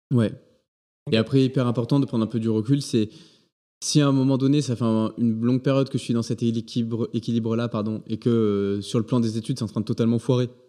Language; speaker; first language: French; native; French